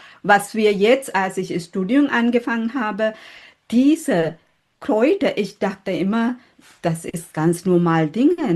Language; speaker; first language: German; non-native, fluent; Sinhala